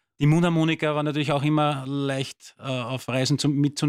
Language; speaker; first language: German; native; German